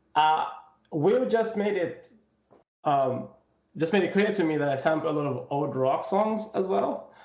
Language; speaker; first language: English; non-native, local second language; Nyanja